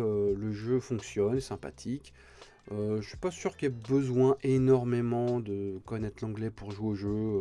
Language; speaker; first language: French; native; French